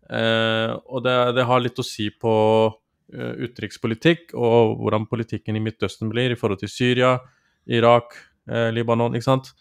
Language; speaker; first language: Norwegian; early bilingual, other home language; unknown